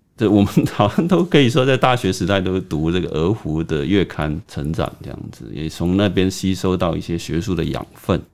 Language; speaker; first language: Chinese; native; Chinese